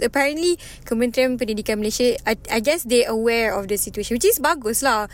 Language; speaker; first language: English; non-native, local second language; Malay